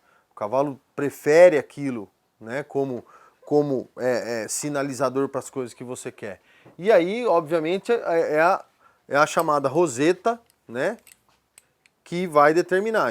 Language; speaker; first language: Portuguese; native; Portuguese